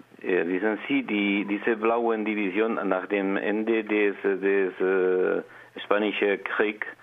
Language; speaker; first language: German; non-native, learner; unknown